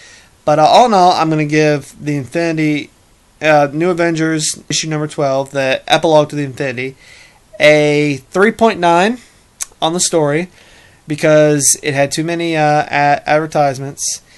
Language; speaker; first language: English; native; English